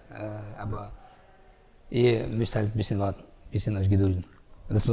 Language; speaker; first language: German; native; German